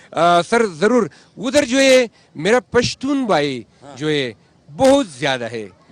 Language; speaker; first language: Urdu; non-native, local second language; Persian